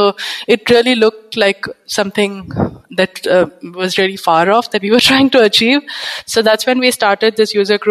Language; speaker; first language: English; non-native, local second language; Bangla